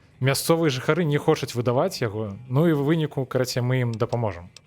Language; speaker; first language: Belarusian; non-native, local second language; Russian